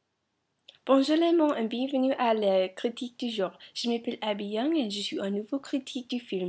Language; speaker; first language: French; non-native, learner; English